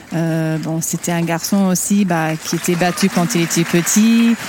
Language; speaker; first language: French; non-native, fluent; English